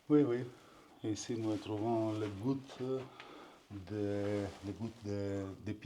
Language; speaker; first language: French; non-native, learner; Italian